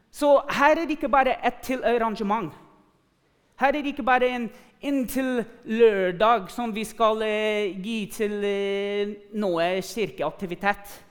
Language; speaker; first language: Norwegian; non-native, fluent; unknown